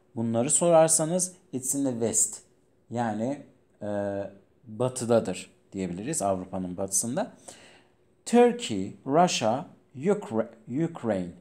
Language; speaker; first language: Turkish; non-native, fluent; Persian